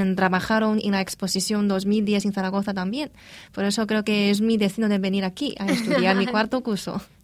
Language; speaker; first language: Spanish; non-native, fluent; Chinese